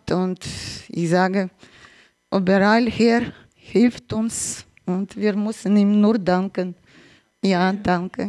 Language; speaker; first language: German; non-native, learner; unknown